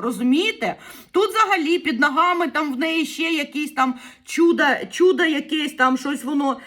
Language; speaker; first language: Ukrainian; native; Ukrainian